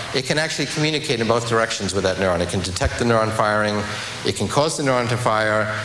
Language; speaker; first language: English; native; English